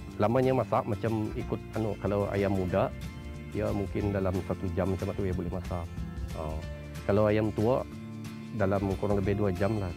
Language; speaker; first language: Malay; native; Malay